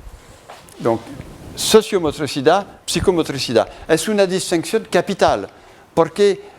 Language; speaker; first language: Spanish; non-native, learner; French